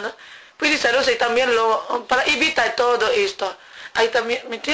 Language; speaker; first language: Spanish; non-native, learner; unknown